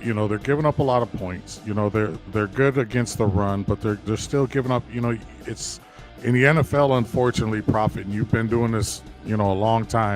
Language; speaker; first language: English; native; English